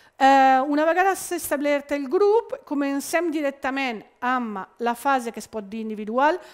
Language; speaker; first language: Catalan; non-native, fluent; Italian